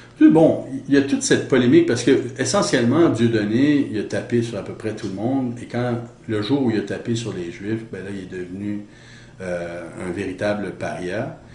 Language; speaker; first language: French; native; French